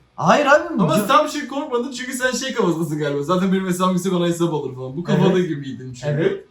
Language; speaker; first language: Turkish; native; Turkish